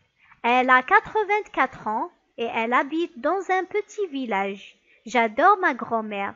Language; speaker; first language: French; non-native, local second language; Arabic